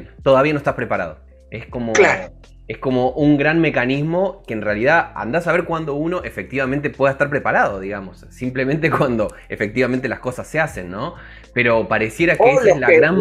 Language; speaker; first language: Spanish; native; Spanish